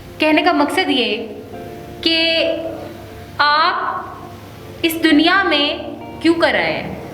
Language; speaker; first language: Urdu; non-native, local second language; Punjabi